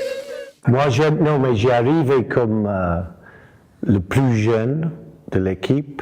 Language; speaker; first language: French; non-native, fluent; English